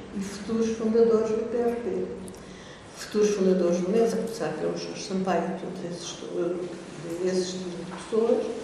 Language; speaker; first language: Portuguese; native; Portuguese